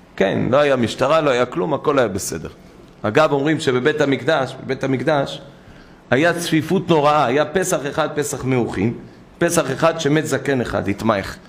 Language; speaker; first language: Hebrew; native; Hebrew